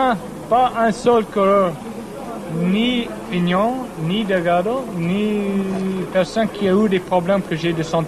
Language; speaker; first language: French; non-native, learner; English